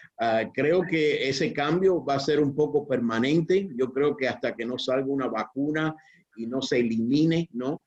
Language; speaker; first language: Spanish; early bilingual, heritage; Spanish